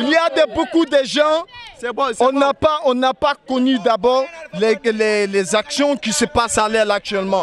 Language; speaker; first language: French; non-native, local second language; Fula